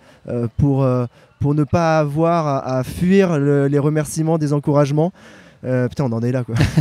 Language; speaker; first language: French; native; French